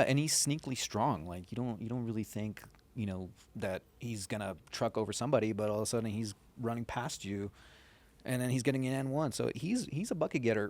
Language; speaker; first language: English; native; English